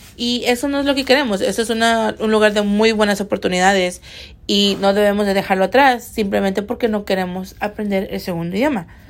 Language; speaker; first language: Spanish; early bilingual, heritage; Spanish